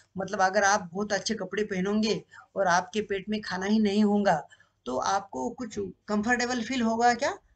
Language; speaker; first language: Hindi; non-native, local second language; Marathi